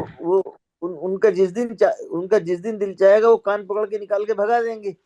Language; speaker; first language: Urdu; native; Urdu